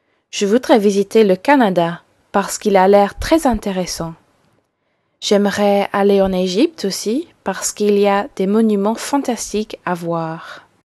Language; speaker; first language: French; non-native, fluent; English